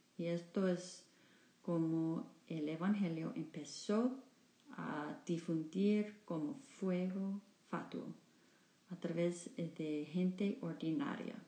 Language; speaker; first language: Spanish; non-native, learner; English